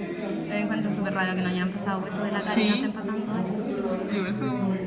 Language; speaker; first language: Spanish; native; Spanish